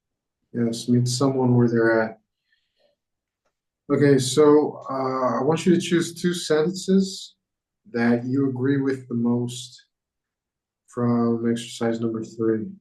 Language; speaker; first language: English; non-native, fluent; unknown